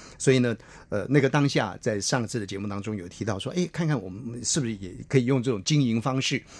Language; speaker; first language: Chinese; native; Chinese